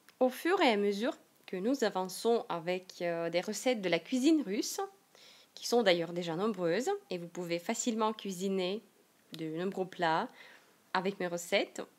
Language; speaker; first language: French; non-native, fluent; Russian